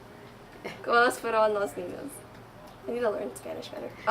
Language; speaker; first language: Spanish; non-native, learner; English